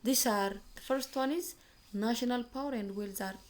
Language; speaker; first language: English; non-native, local second language; Amharic